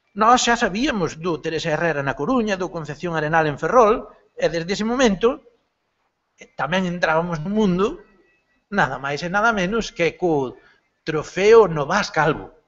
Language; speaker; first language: Galician; native; Galician